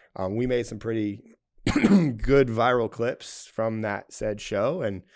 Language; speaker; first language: English; native; English